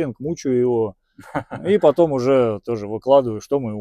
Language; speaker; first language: Russian; native; Russian